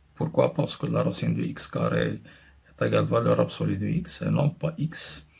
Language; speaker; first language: French; non-native, local second language; Arabic